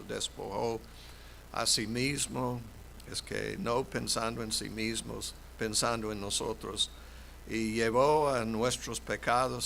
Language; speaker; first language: Spanish; non-native, fluent; English